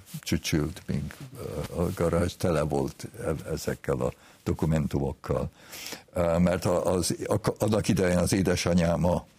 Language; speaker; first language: Hungarian; early bilingual, heritage; Hungarian